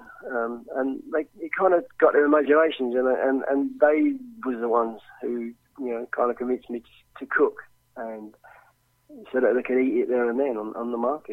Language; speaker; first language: English; native; English